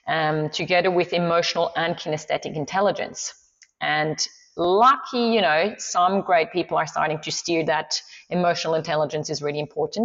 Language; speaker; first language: English; non-native, fluent; Swiss German